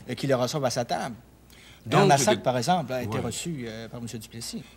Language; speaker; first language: French; native; French